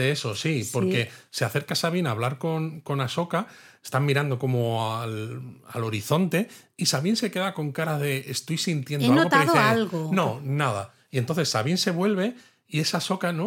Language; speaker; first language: Spanish; native; Spanish